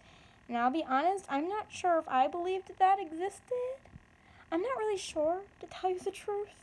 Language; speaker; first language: English; native; English